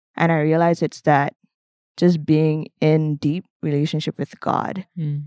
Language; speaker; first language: English; non-native, local second language; Malay